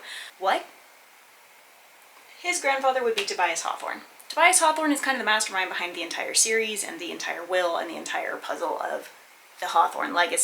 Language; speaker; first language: English; native; English